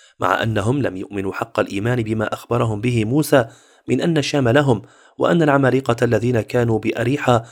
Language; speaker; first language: Arabic; native; Arabic